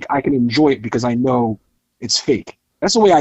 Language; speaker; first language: English; native; English